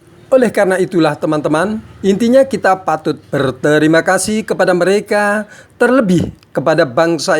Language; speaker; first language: Indonesian; native; Indonesian